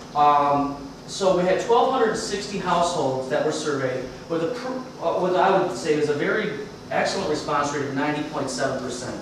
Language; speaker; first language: English; native; English